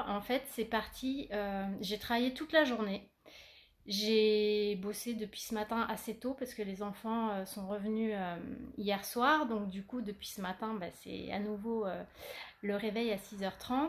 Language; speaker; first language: French; native; French